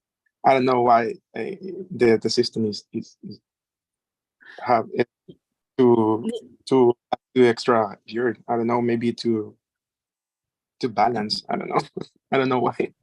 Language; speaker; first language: English; non-native, learner; Spanish